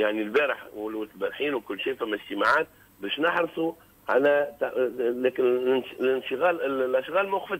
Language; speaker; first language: Arabic; native; Arabic